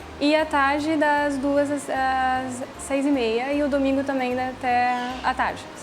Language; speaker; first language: Portuguese; non-native, fluent; French